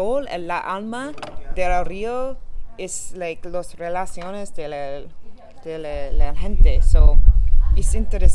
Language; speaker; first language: Spanish; non-native, learner; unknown